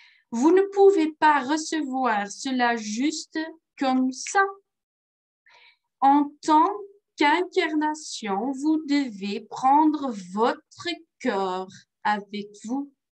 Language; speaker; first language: French; non-native, fluent; Dutch